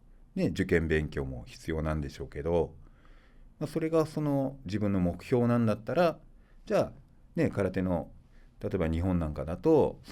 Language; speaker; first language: Japanese; native; Japanese